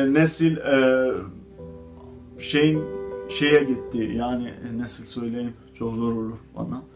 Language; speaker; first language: Turkish; non-native, fluent; Azerbaijani